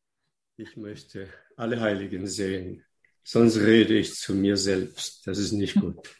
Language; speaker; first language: German; non-native, fluent; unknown